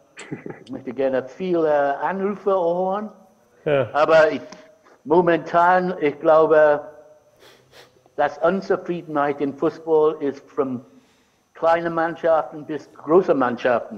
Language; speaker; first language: German; non-native, fluent; English